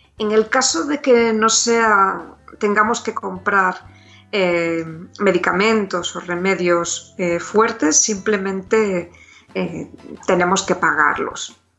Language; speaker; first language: Spanish; native; Spanish